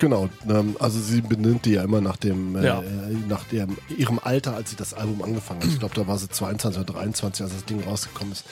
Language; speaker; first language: German; native; German